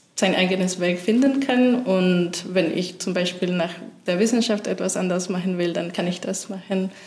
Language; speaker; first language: German; non-native, fluent; Spanish